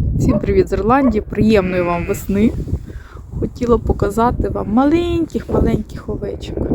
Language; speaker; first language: Ukrainian; non-native, local second language; Russian